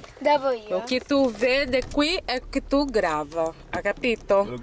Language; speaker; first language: Italian; non-native, learner; Portuguese